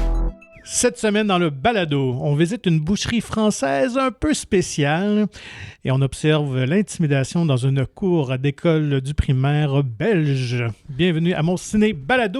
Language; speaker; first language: French; native; French